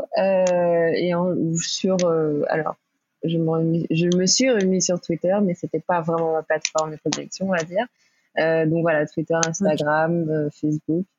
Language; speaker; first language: French; native; French